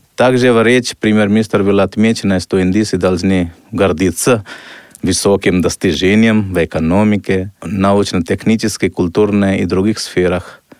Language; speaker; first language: Russian; non-native, fluent; Hindi